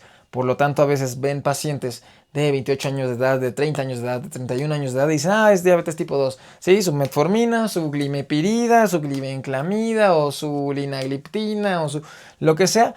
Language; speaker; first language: Spanish; native; Spanish